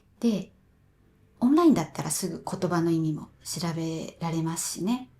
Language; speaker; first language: Japanese; native; Japanese